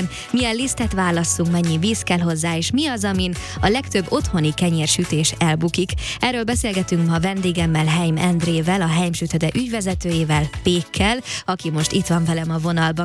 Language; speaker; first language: Hungarian; native; Hungarian